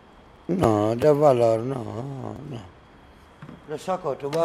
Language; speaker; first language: Spanish; non-native, learner; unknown